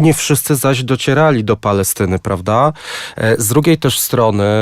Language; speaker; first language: Polish; native; Polish